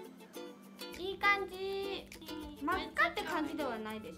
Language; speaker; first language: Japanese; non-native, fluent; Korean